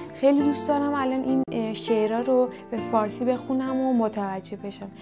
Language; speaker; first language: Persian; non-native, fluent; Turkish